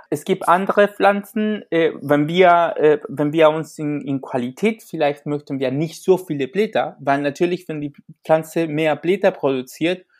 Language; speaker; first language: German; non-native, fluent; Spanish